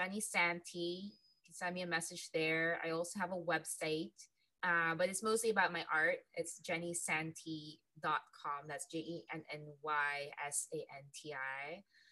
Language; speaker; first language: English; non-native, local second language; Filipino